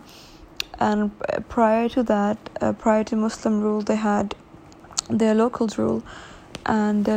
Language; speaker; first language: English; non-native, local second language; Urdu